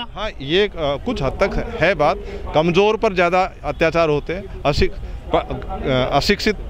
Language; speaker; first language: Hindi; native; Hindi